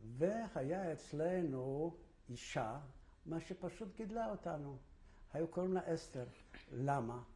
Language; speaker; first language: Hebrew; non-native, fluent; Polish